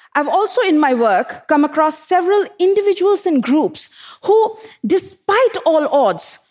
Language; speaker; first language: English; non-native, local second language; Hindi